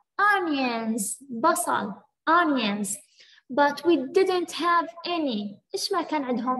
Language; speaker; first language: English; non-native, fluent; Arabic